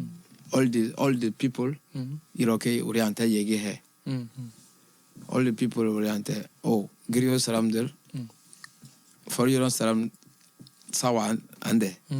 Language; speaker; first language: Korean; non-native, learner; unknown